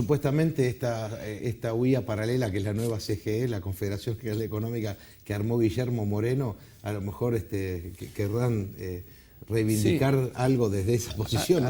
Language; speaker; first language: Spanish; native; Spanish